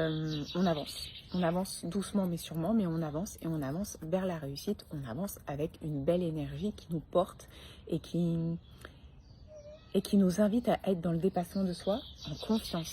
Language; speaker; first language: French; native; French